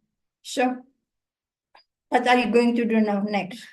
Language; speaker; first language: English; non-native, fluent; Indonesian